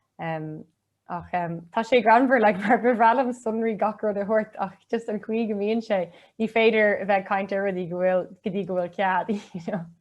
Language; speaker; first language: Irish; non-native, local second language; English